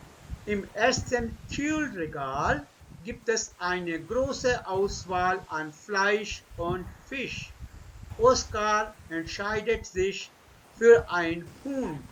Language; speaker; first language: German; non-native, fluent; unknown